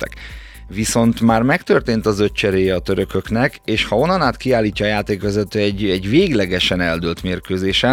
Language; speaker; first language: Hungarian; native; Hungarian